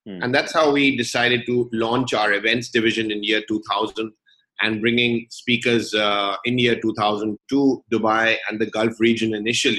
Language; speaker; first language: English; native; English